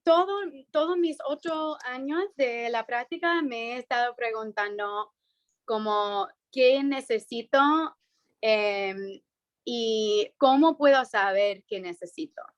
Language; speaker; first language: Spanish; non-native, fluent; English